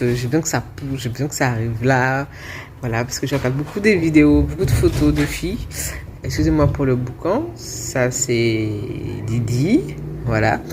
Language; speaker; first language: French; native; French